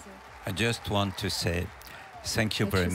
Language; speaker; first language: English; non-native, learner; French